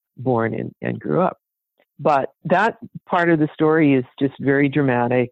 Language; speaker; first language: English; native; English